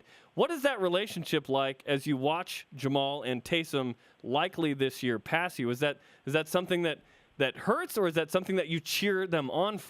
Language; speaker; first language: English; native; English